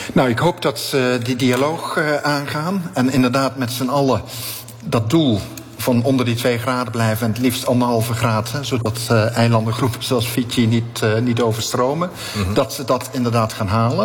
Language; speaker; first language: Dutch; native; Dutch